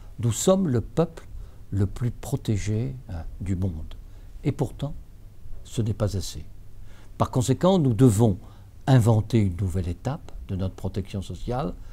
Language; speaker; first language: French; native; French